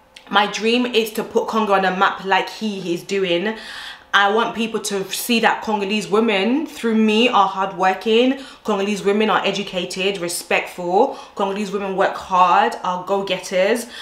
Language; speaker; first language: English; early bilingual, other home language; Lingala